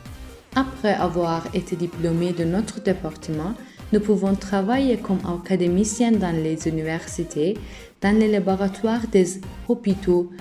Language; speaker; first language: French; non-native, learner; Turkish